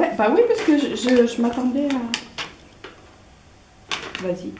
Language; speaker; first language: French; native; French